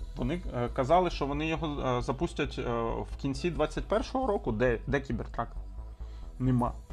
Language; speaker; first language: Ukrainian; non-native, local second language; Russian